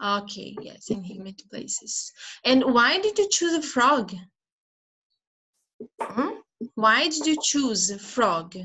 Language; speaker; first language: English; non-native, fluent; Portuguese